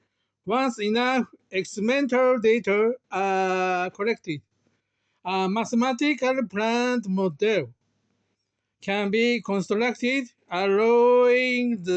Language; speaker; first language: English; non-native, learner; Japanese